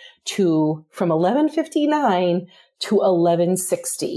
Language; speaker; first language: English; native; English